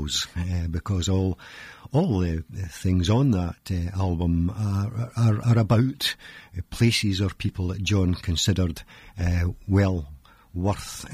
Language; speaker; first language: English; native; English